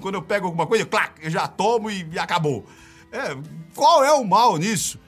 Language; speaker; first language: Portuguese; native; Portuguese